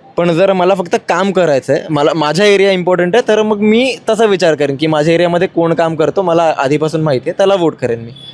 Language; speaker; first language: Marathi; native; Marathi